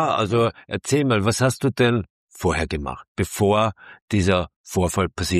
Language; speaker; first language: German; native; German